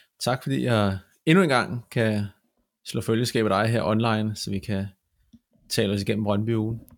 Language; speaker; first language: Danish; native; Danish